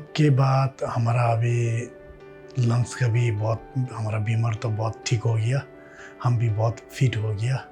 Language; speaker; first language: Hindi; non-native, learner; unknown